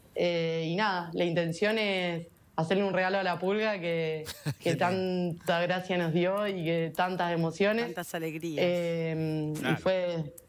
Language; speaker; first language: Spanish; native; Spanish